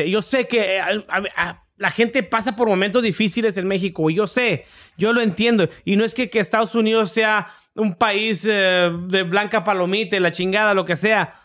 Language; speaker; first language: Spanish; early bilingual, heritage; English